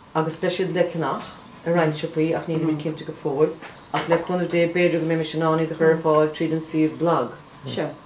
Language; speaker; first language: Irish; native; Irish